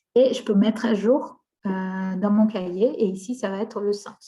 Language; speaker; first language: French; non-native, fluent; Portuguese